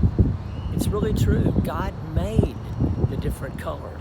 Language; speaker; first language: English; native; English